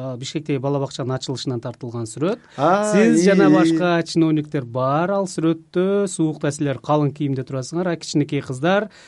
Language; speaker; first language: Kyrgyz; native; Kyrgyz